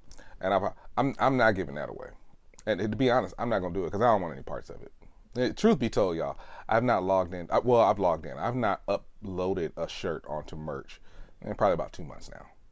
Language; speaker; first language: English; native; English